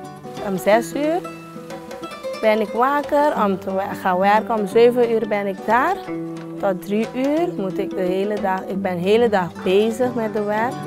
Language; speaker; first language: Dutch; non-native, local second language; Papiamento